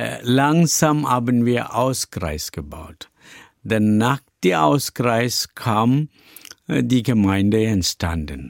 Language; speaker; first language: German; non-native, learner; Tamil